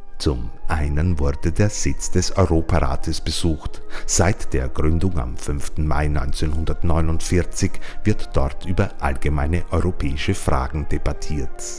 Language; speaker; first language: German; native; German